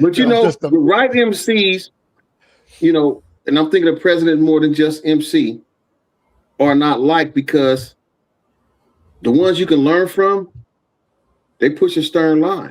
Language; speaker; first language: English; native; English